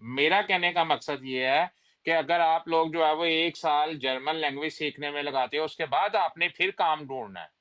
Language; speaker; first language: Urdu; non-native, local second language; Punjabi